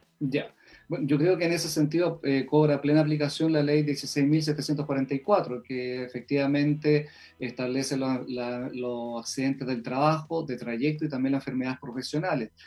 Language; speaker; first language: Spanish; native; Spanish